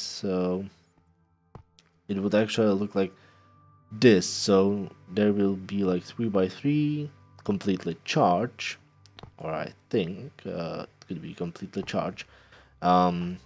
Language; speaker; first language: English; non-native, fluent; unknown